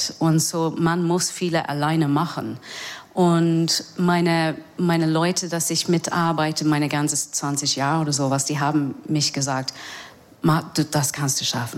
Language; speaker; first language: German; non-native, fluent; English